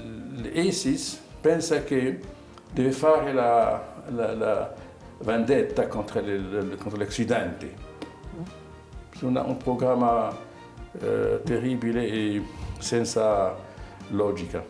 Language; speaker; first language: Italian; non-native, learner; Arabic